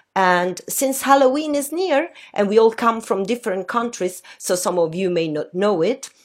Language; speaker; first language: English; non-native, fluent; Italian